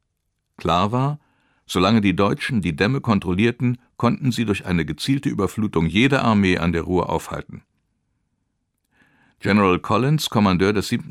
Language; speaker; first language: German; native; German